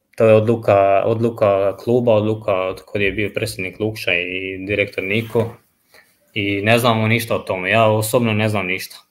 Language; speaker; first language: Croatian; non-native, fluent; Albanian